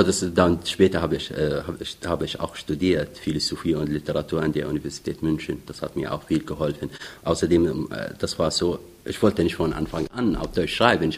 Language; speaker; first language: German; non-native, fluent; Arabic